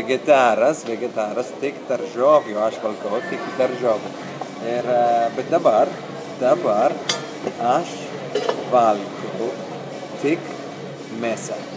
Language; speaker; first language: Lithuanian; non-native, learner; Italian